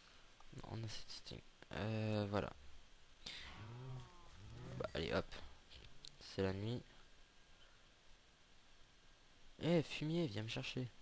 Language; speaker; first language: French; native; French